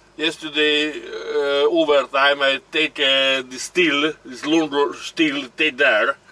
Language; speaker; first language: English; non-native, learner; Hungarian